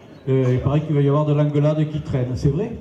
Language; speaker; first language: French; native; French